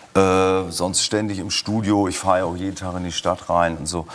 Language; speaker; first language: German; native; German